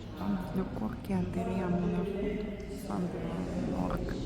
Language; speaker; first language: French; non-native, fluent; Russian